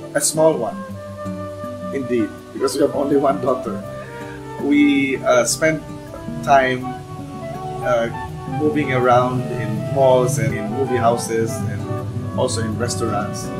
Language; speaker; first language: English; non-native, local second language; Cebuano